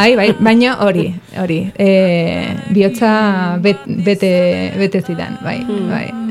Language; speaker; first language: Basque; non-native, local second language; Spanish